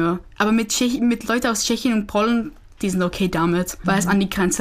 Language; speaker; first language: German; non-native, fluent; Czech